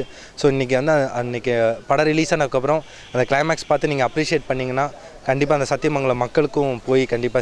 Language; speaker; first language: Tamil; native; Tamil